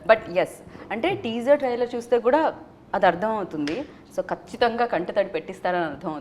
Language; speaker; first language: Telugu; native; Telugu